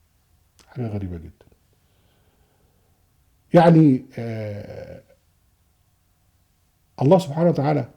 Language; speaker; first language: Arabic; native; Arabic